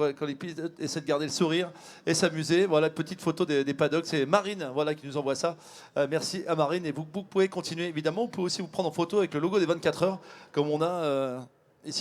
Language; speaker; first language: French; native; French